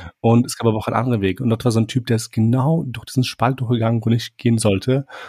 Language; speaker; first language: German; early bilingual, other home language; Albanian